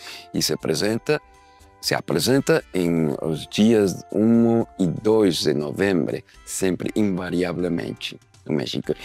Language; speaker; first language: Portuguese; non-native, learner; Spanish